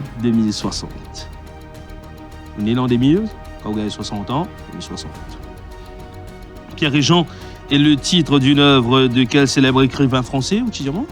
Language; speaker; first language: French; non-native, local second language; Morisyen